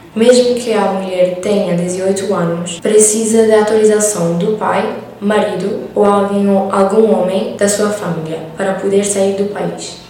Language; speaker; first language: Portuguese; non-native, fluent; Persian